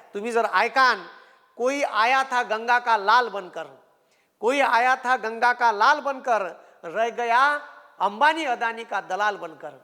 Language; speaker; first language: Hindi; non-native, local second language; Marathi